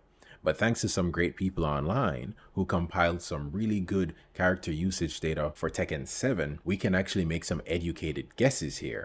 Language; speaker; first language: English; native; English